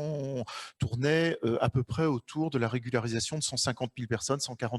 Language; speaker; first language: French; native; French